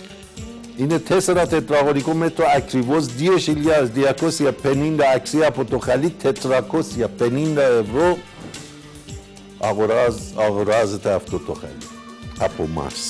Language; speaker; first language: Greek; non-native, learner; Persian